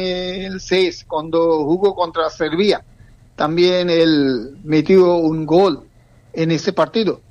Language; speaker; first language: Spanish; non-native, learner; Bangla